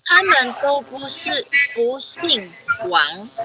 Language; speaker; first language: Chinese; non-native, fluent; Filipino